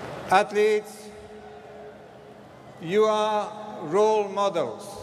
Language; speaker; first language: English; non-native, fluent; Dutch